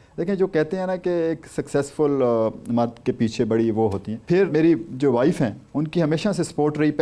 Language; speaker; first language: Urdu; non-native, local second language; Saraiki